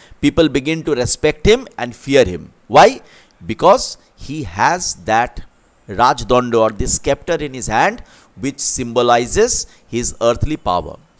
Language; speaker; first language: English; non-native, local second language; Bangla